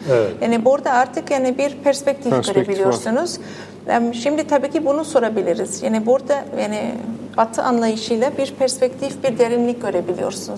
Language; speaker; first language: Turkish; non-native, fluent; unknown